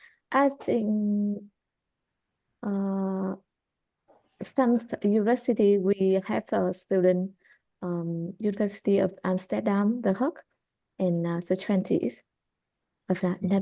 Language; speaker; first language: English; non-native, learner; Vietnamese